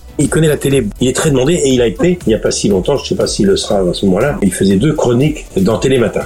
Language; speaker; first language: French; native; French